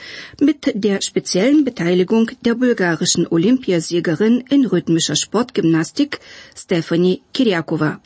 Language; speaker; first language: German; non-native, fluent; Bulgarian